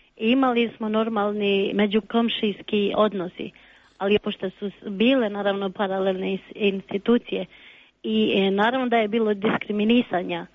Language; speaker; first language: Serbian; non-native, local second language; Albanian